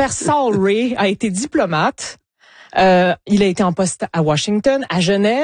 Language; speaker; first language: French; native; French